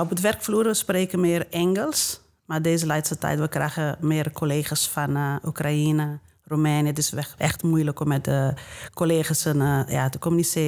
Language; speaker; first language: Dutch; non-native, fluent; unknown